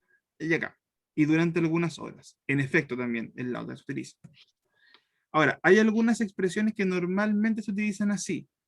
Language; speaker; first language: Spanish; native; Spanish